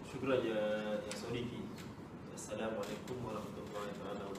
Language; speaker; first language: Arabic; non-native, learner; Malay